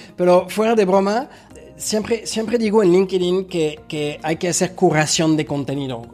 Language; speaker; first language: Spanish; non-native, fluent; French